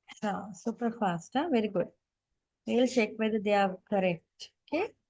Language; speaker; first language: English; non-native, local second language; Sinhala